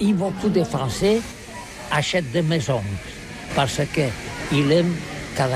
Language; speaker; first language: French; non-native, learner; Catalan